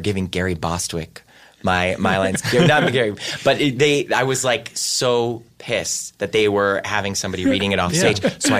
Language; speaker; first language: English; native; English